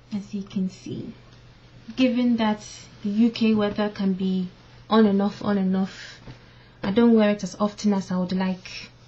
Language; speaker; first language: English; non-native, local second language; Akan